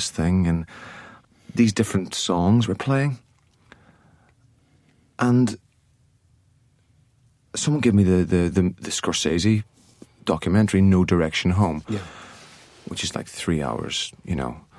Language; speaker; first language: English; native; English